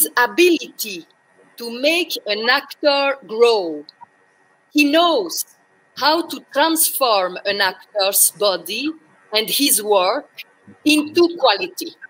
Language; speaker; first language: English; non-native, learner; French